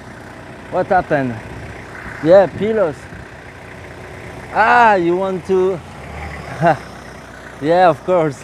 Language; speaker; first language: English; non-native, learner; French